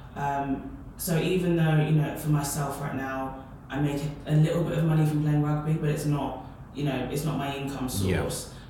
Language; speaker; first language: English; native; English